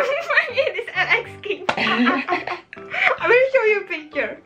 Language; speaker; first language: English; non-native, learner; Indonesian